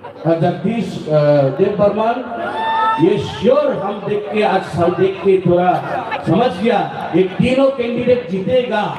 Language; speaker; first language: Hindi; non-native, local second language; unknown